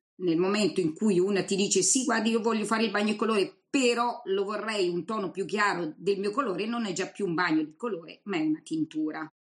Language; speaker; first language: Italian; native; Italian